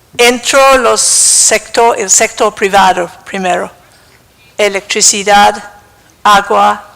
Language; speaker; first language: Spanish; non-native, fluent; English